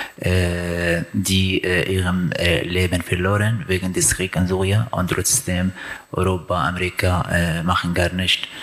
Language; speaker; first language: German; non-native, learner; Arabic